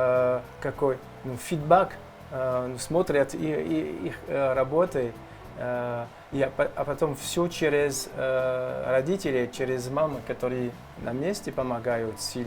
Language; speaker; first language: Russian; non-native, learner; French